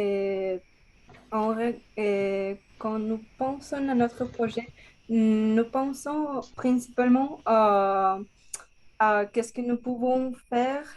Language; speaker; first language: French; non-native, learner; Spanish